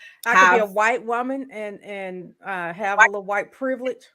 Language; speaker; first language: English; native; English